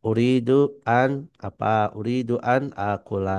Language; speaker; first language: Indonesian; non-native, fluent; Banjar